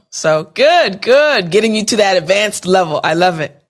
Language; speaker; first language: English; native; English